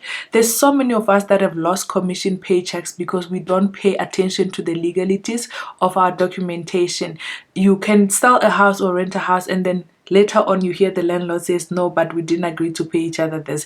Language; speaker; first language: English; non-native, local second language; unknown